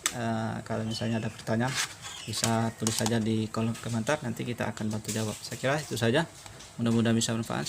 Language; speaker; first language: Indonesian; native; Indonesian